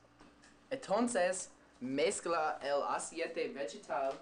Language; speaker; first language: Spanish; non-native, learner; English